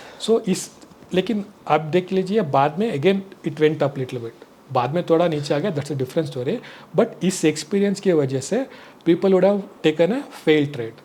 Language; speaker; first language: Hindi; non-native, local second language; Kannada